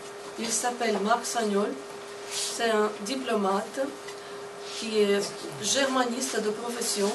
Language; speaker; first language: French; non-native, fluent; Russian